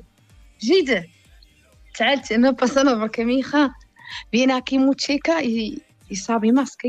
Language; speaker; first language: Spanish; non-native, learner; Arabic